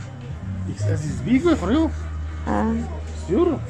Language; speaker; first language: English; non-native, learner; Polish